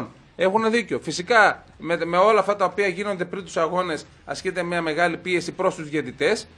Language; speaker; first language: Greek; native; Greek